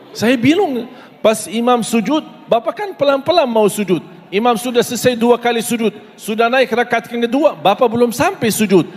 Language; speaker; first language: Malay; non-native, fluent; Arabic